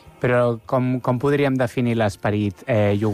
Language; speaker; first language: Catalan; native; Catalan